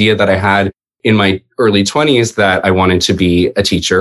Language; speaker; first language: English; native; English